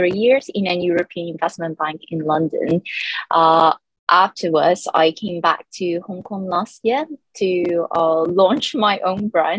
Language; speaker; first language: English; non-native, local second language; Cantonese